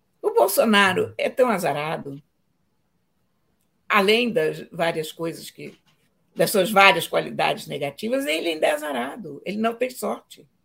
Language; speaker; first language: Portuguese; native; Portuguese